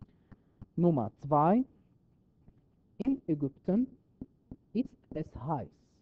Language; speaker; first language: German; non-native, fluent; Arabic